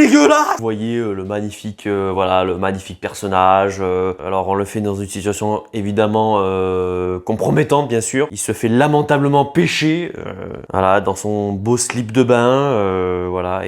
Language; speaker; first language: French; native; French